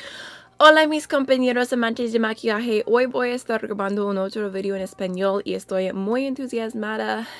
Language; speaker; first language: Spanish; non-native, learner; English